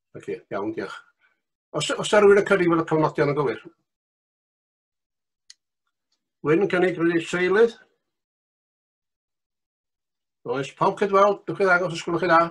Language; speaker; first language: Welsh; native; Welsh